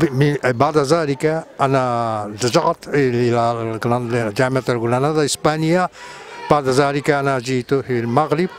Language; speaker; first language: Arabic; non-native, learner; Japanese